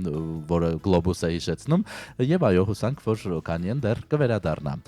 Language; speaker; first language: Armenian; native; Armenian